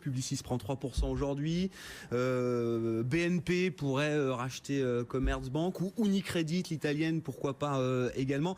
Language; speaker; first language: French; native; French